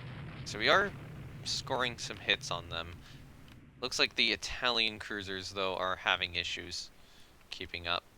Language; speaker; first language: English; native; English